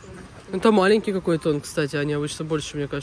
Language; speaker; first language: Russian; native; Russian